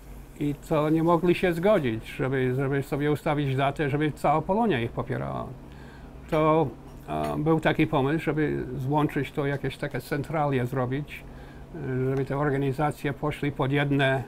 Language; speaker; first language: Polish; early bilingual, heritage; Polish